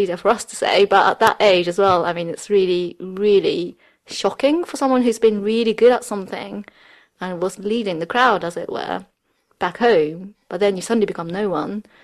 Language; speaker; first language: English; early bilingual, other home language; Japanese